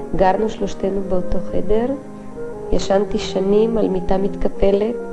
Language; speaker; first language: Hebrew; non-native, fluent; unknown